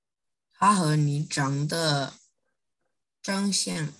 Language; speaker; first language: Chinese; non-native, learner; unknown